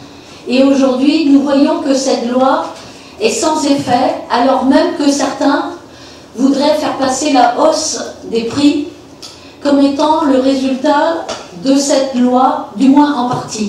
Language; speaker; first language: French; native; French